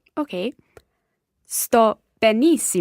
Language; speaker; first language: Italian; non-native, learner; English